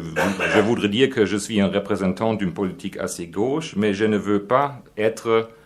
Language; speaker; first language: French; non-native, fluent; German